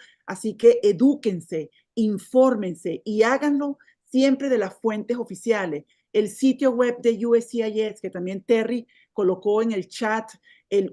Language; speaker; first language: Spanish; native; Spanish